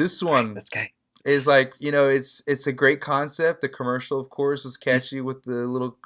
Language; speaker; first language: English; native; English